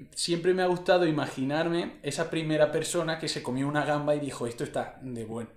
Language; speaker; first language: Spanish; native; Spanish